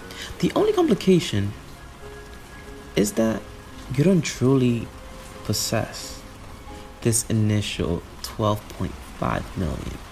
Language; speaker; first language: English; native; English